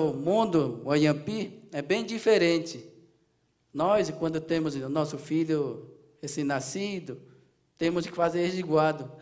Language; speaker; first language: Portuguese; non-native, local second language; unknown